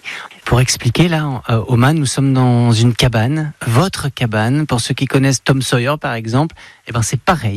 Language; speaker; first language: French; native; French